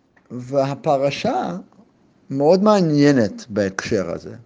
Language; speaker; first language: Hebrew; native; Hebrew